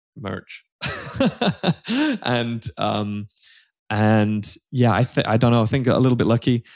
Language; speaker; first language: English; native; English